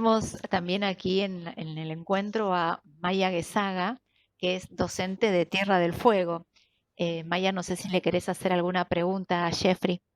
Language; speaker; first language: Spanish; native; Spanish